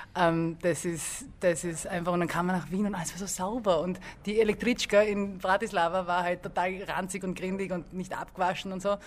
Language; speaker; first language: German; early bilingual, other home language; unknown